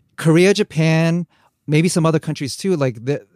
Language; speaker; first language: English; early bilingual, other home language; Korean